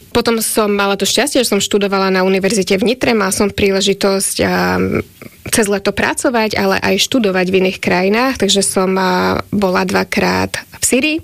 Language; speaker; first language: Slovak; native; Slovak